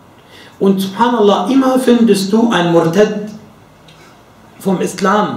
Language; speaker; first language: German; non-native, fluent; Arabic